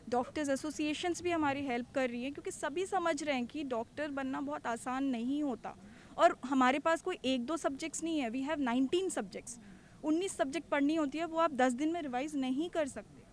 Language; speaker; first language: Hindi; native; Hindi